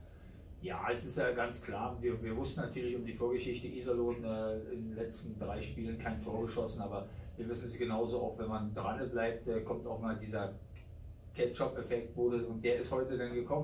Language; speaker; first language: German; native; German